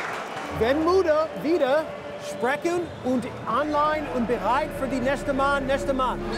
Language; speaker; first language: German; non-native, learner; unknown